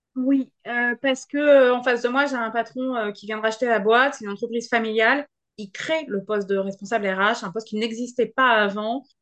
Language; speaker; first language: French; native; French